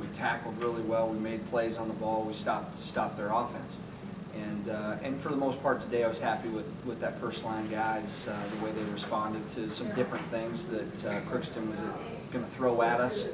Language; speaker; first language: English; native; English